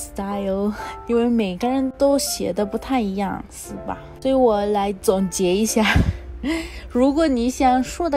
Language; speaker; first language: Chinese; non-native, fluent; Spanish